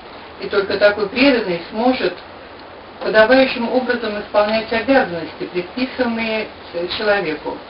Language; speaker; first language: Russian; native; Russian